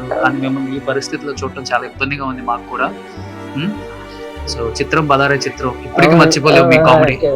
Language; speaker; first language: Telugu; native; Telugu